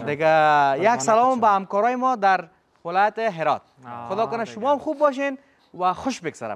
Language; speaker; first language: Persian; native; Persian